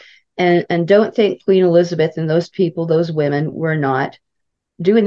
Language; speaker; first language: English; native; English